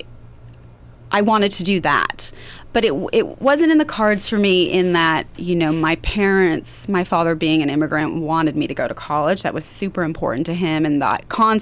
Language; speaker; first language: English; native; English